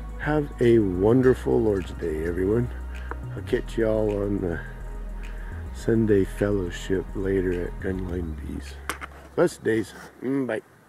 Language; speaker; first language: English; native; English